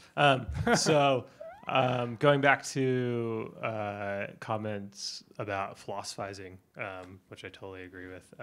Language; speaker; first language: English; non-native, fluent; Chinese